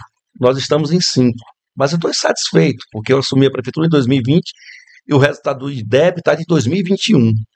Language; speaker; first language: Portuguese; native; Portuguese